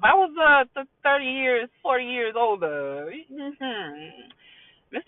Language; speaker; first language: English; native; English